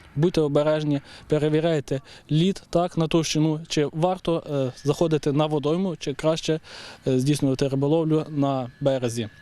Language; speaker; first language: Ukrainian; native; Ukrainian